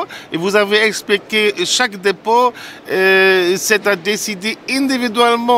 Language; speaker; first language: French; non-native, fluent; German